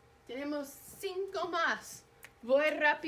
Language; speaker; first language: Spanish; non-native, fluent; English